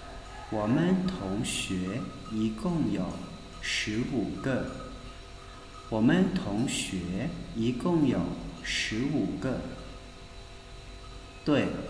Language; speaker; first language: Chinese; non-native, fluent; Hmong